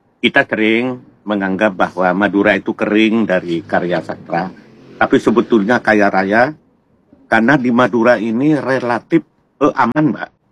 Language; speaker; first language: Indonesian; non-native, local second language; Madurese